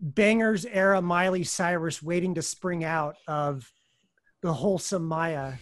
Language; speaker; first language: English; native; English